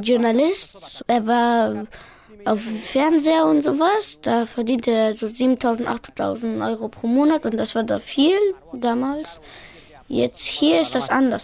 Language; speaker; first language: German; early bilingual, other home language; Pashto